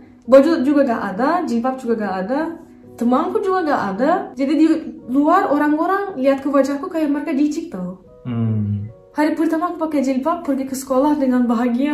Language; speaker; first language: Indonesian; non-native, fluent; Turkish